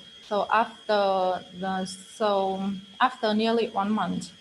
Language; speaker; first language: English; non-native, fluent; Vietnamese